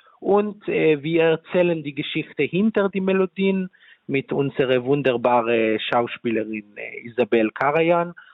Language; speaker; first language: German; non-native, fluent; Hebrew